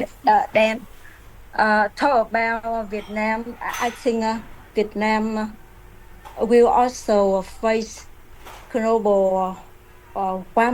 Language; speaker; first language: English; non-native, learner; Vietnamese